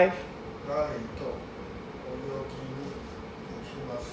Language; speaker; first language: Japanese; non-native, learner; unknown